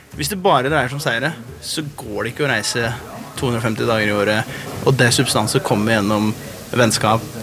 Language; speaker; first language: Norwegian; native; Norwegian